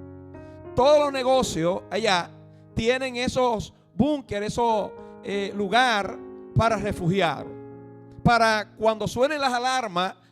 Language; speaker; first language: Spanish; native; Spanish